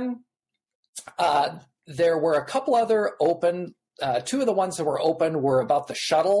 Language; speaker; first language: English; native; English